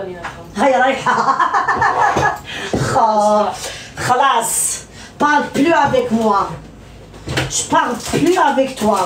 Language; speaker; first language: Arabic; native; Arabic